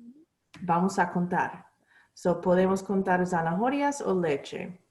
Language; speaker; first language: Spanish; non-native, learner; English